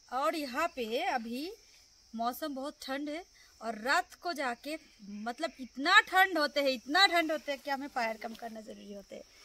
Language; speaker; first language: Hindi; non-native, local second language; Bangla